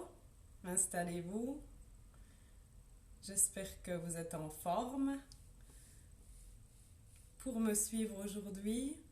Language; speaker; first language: French; native; French